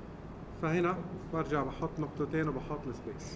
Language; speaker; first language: Arabic; native; Arabic